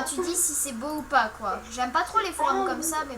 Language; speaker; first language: French; native; French